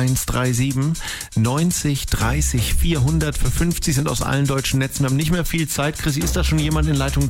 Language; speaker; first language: German; native; German